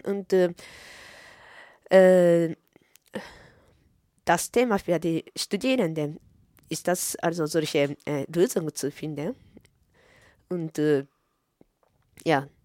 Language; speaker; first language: German; non-native, fluent; Japanese